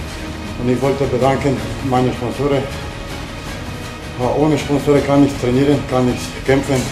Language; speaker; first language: German; non-native, learner; Polish